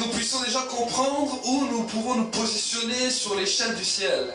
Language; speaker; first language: French; native; French